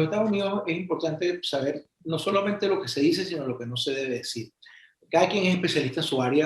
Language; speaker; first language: Spanish; native; Spanish